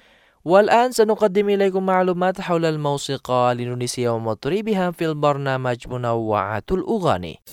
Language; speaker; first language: Arabic; non-native, fluent; Indonesian